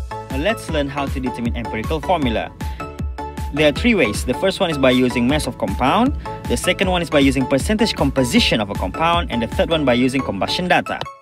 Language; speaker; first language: English; non-native, local second language; Malay